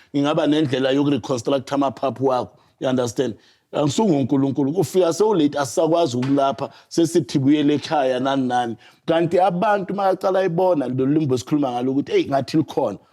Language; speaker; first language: Zulu; native; Zulu